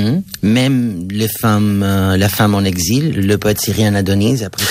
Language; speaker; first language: French; non-native, learner; Catalan